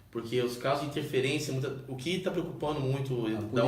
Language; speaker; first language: Portuguese; native; Portuguese